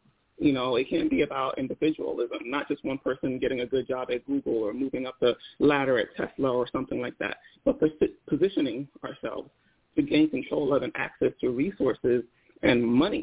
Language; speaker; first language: English; non-native, local second language; Igbo